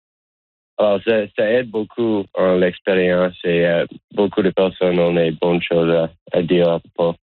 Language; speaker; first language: French; non-native, learner; English